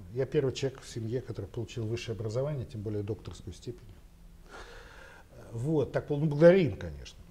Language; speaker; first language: Russian; native; Russian